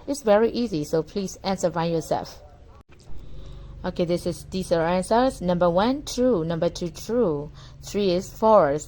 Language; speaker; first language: English; non-native, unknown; Burmese